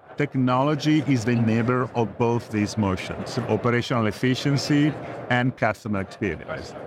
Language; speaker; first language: English; non-native, fluent; Italian